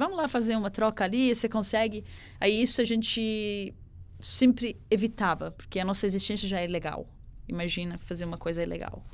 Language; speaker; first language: Portuguese; non-native, fluent; Arabic